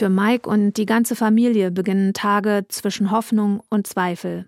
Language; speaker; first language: German; native; German